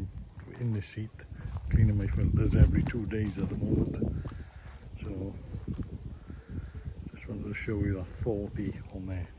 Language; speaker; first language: English; native; English